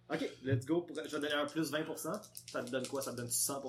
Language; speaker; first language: French; native; French